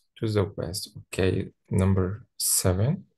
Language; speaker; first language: English; non-native, fluent; Arabic